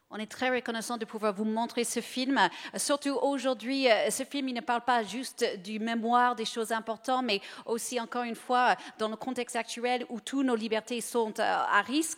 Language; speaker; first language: French; native; French